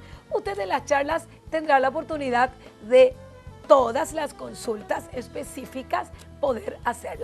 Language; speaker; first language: Spanish; native; Spanish